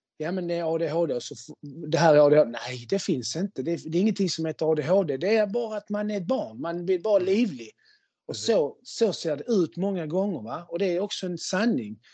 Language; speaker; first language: Swedish; native; Swedish